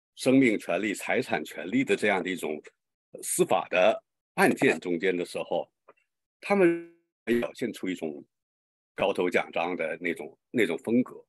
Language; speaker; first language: Chinese; native; Chinese